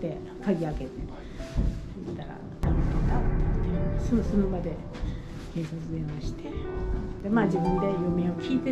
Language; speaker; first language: Japanese; native; Japanese